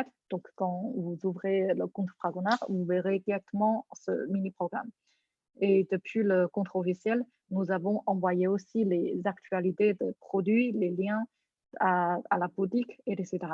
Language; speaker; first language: French; non-native, fluent; Chinese